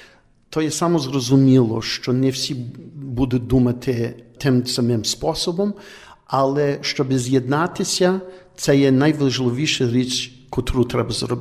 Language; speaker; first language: Ukrainian; early bilingual, heritage; Ukrainian